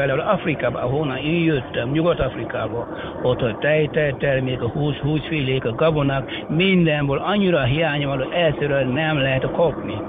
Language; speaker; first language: Hungarian; non-native, fluent; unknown